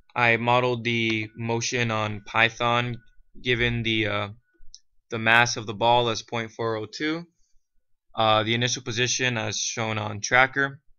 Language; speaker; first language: English; native; English